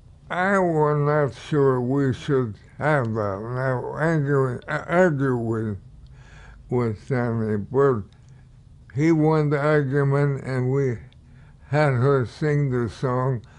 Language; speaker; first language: English; native; English